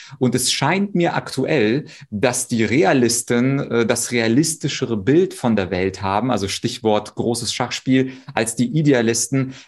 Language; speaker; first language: German; early bilingual, other home language; Russian